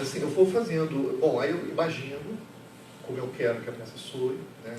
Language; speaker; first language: Portuguese; native; Portuguese